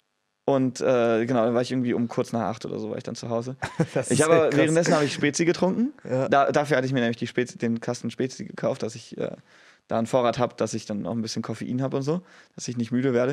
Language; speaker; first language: German; native; German